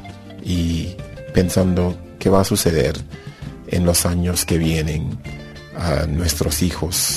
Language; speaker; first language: Spanish; non-native, fluent; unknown